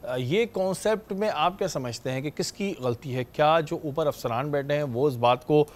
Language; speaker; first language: Urdu; native; Urdu